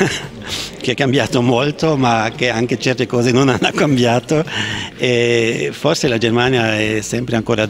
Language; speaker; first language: Italian; non-native, fluent; German